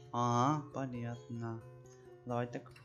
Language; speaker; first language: Russian; non-native, learner; Spanish